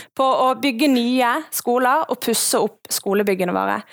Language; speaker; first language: Norwegian; native; Norwegian